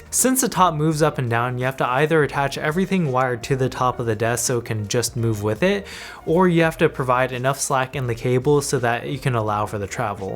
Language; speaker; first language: English; native; English